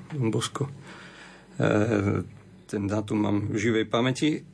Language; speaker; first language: Slovak; native; Slovak